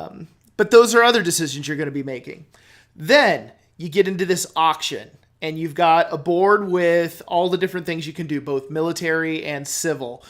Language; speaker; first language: English; native; English